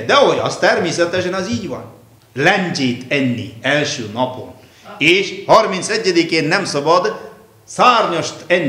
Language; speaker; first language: Hungarian; non-native, fluent; Malayalam